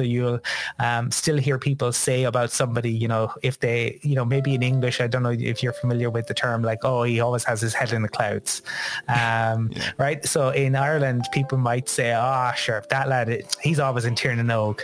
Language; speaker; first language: English; native; English